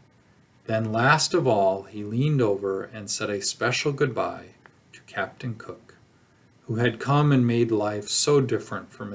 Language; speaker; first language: English; native; English